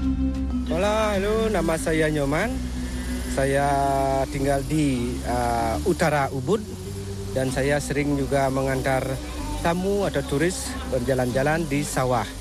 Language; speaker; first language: Indonesian; non-native, local second language; Balinese